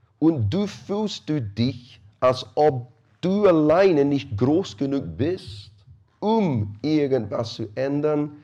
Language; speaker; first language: German; non-native, fluent; English